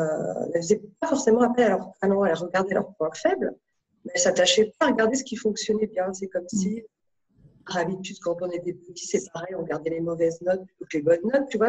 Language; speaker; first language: French; native; French